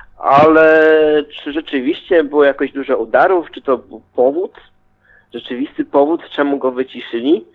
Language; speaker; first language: Polish; early bilingual, heritage; Polish